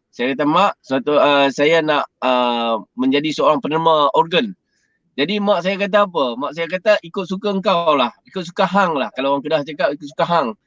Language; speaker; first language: Malay; native; Malay